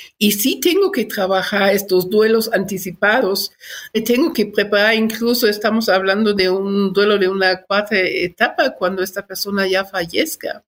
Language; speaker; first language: Spanish; non-native, fluent; German